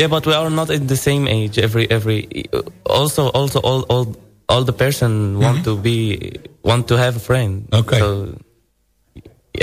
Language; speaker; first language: English; non-native, learner; Arabic